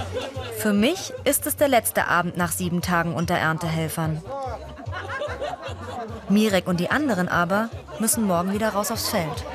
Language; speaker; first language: German; native; German